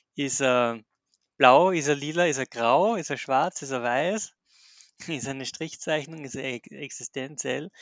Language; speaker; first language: German; native; German